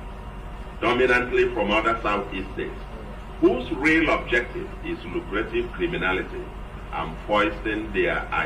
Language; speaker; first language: English; non-native, local second language; Igbo